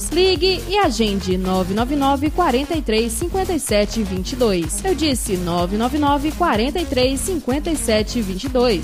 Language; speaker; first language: Portuguese; native; Portuguese